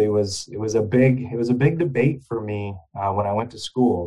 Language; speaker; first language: English; native; English